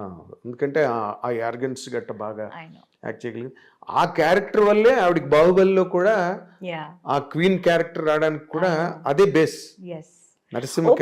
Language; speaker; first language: Telugu; native; Telugu